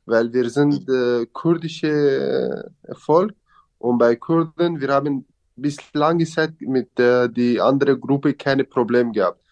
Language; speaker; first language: German; non-native, fluent; Kurdish